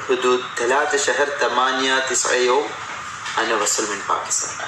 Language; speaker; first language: Arabic; non-native, learner; Malayalam